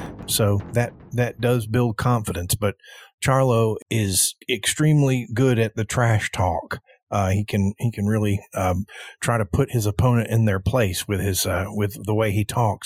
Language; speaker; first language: English; early bilingual, other home language; Spanish